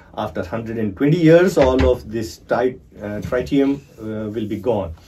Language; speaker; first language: English; non-native, local second language; Marathi